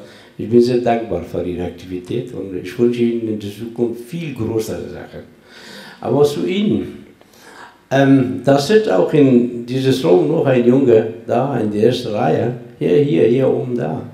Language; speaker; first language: German; non-native, fluent; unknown